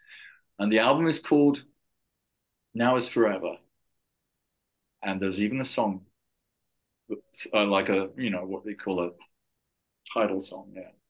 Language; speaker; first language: English; native; English